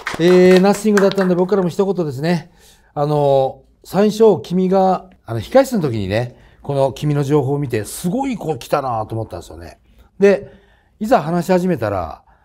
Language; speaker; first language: Japanese; native; Japanese